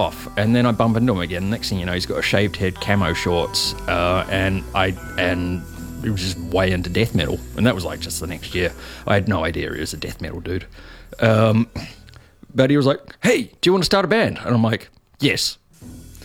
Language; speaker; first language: English; native; English